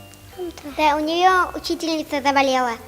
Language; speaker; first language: Russian; non-native, local second language; Tajik